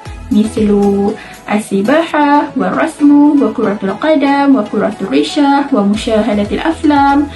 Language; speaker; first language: Arabic; non-native, learner; Malay